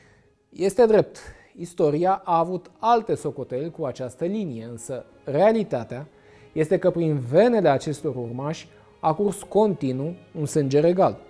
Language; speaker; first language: Romanian; native; Romanian